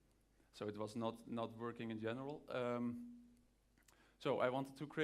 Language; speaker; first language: English; non-native, fluent; Dutch